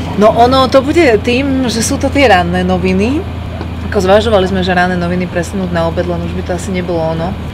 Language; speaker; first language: Slovak; native; Slovak